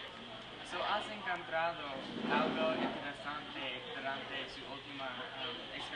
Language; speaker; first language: Spanish; non-native, learner; English